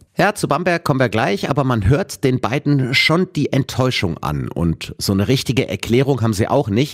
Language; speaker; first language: German; native; German